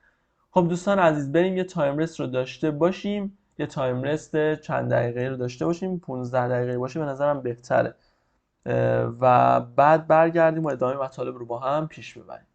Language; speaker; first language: Persian; native; Persian